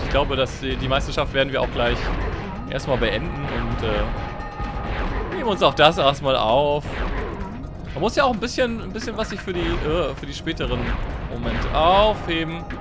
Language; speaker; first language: German; native; German